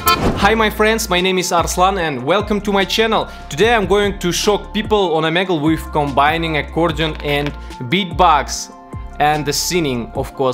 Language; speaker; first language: English; non-native, learner; Russian